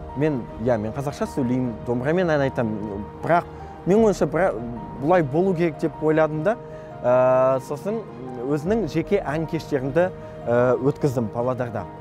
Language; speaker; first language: Kazakh; non-native, local second language; Russian